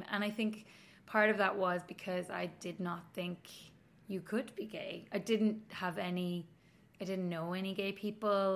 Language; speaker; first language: English; native; English